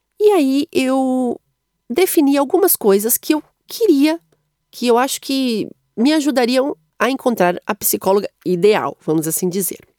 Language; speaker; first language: Portuguese; native; Portuguese